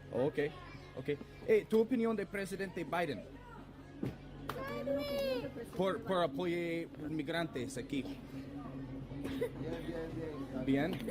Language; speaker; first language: Spanish; non-native, learner; English